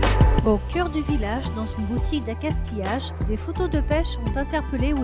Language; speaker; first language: French; native; French